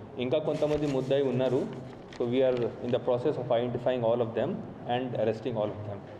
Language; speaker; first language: English; non-native, local second language; Telugu